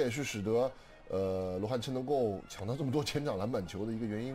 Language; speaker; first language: Chinese; native; Chinese